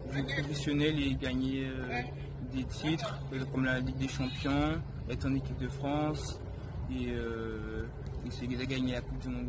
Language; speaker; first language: French; native; French